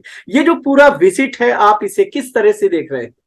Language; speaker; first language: Hindi; native; Hindi